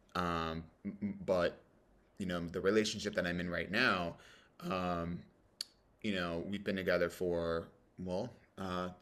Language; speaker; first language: English; native; English